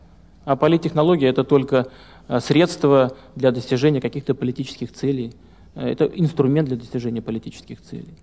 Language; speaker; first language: Russian; native; Russian